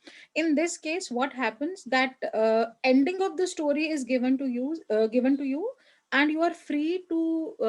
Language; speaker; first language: English; non-native, local second language; Hindi